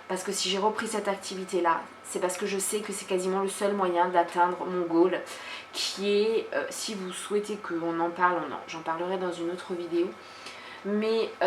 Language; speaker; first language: French; native; French